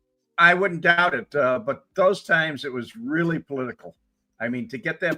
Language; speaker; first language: English; native; English